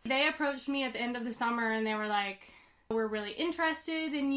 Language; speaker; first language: English; native; English